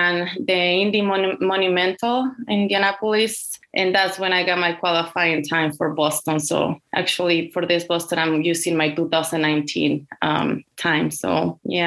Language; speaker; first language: English; non-native, fluent; Spanish